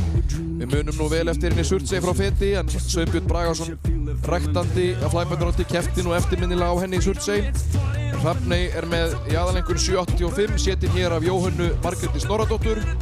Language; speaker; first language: Icelandic; native; Icelandic